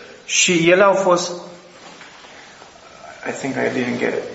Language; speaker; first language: English; non-native, fluent; Romanian